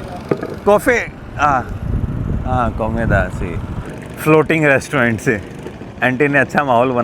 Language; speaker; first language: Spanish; non-native, learner; Hindi